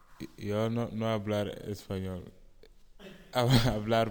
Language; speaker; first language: Spanish; non-native, learner; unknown